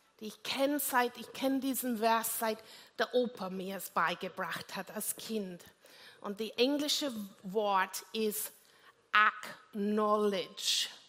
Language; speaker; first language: German; non-native, fluent; English